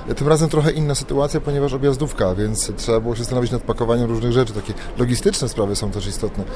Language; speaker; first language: Polish; native; Polish